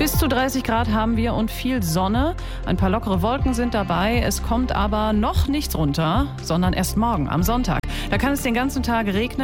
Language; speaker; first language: German; native; German